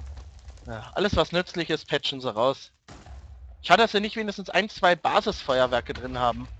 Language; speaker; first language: German; native; German